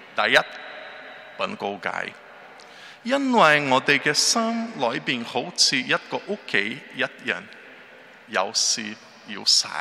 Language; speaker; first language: Chinese; non-native, learner; Portuguese